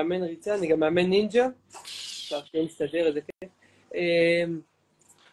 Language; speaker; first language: Hebrew; native; Hebrew